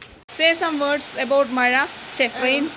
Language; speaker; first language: English; non-native, learner; Malayalam